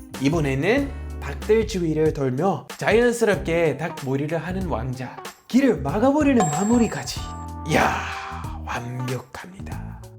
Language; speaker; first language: Korean; native; Korean